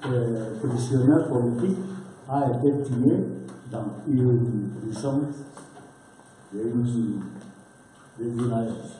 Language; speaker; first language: French; non-native, learner; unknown